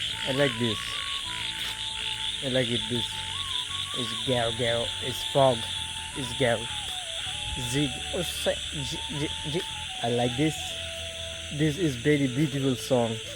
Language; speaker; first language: English; non-native, local second language; Bangla